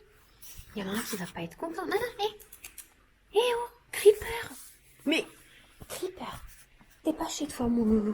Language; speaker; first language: French; native; French